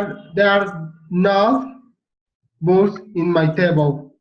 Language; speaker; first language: English; non-native, learner; Spanish